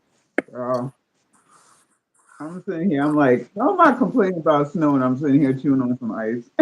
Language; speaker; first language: English; native; English